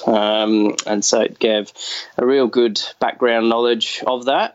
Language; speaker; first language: English; native; English